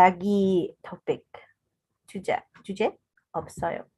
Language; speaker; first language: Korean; non-native, learner; English